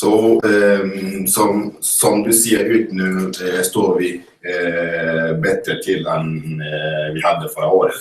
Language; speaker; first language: Swedish; non-native, fluent; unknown